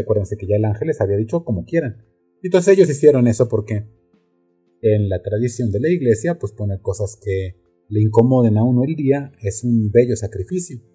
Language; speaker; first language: Spanish; native; Spanish